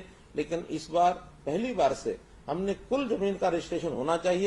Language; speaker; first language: Hindi; native; Hindi